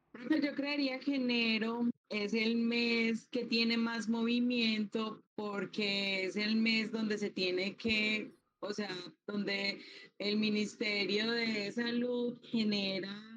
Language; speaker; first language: Spanish; native; Spanish